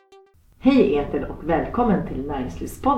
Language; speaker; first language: Swedish; native; Swedish